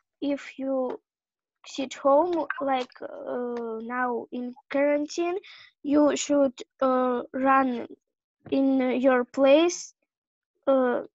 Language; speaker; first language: English; non-native, learner; Russian